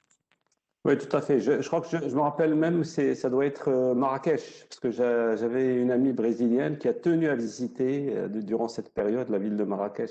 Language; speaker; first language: French; non-native, local second language; Arabic